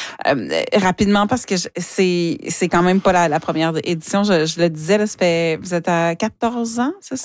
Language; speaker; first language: French; native; French